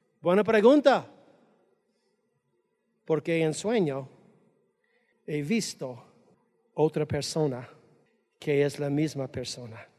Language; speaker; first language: Spanish; non-native, fluent; English